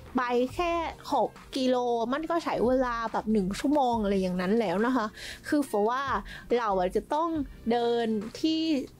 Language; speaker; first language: Thai; non-native, fluent; Vietnamese